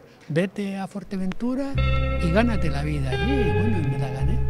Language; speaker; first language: Spanish; native; Spanish